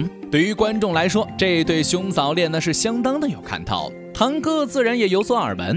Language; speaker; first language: Chinese; native; Chinese